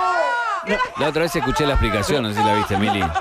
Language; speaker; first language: Spanish; native; Spanish